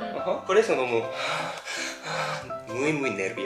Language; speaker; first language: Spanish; non-native, learner; Japanese